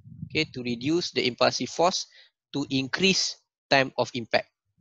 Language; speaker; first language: English; non-native, local second language; Malay